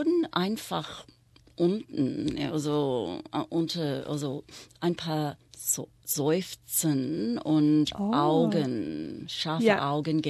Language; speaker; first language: German; non-native, fluent; English